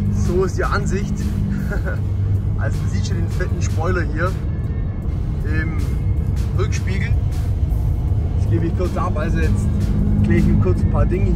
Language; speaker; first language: German; native; German